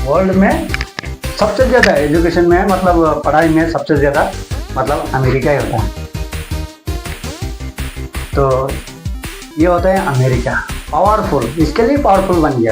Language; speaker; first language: Hindi; non-native, local second language; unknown